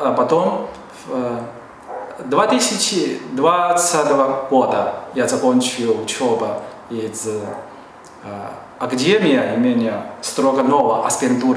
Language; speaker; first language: Russian; non-native, learner; Chinese